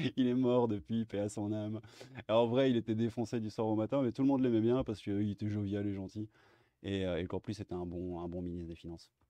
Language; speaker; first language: French; native; French